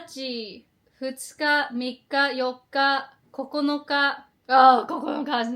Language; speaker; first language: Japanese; early bilingual, heritage; English